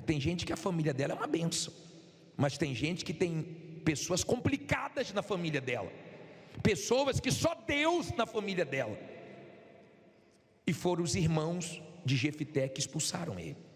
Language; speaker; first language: Portuguese; native; Portuguese